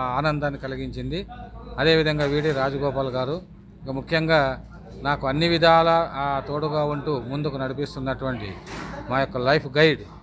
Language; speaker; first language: Telugu; native; Telugu